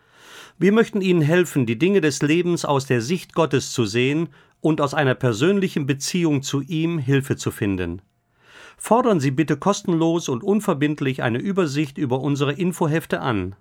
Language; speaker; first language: German; native; German